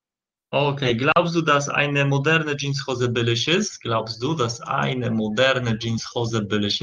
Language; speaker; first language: German; non-native, fluent; Polish